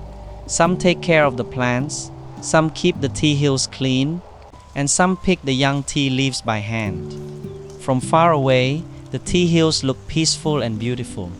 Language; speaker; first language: English; non-native, fluent; Vietnamese